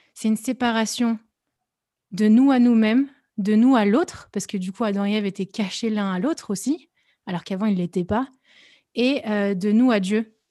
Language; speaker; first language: French; native; French